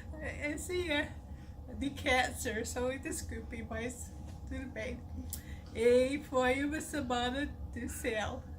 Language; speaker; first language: Portuguese; non-native, learner; English